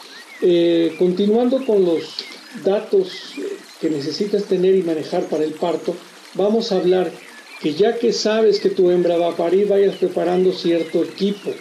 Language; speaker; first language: Spanish; native; Spanish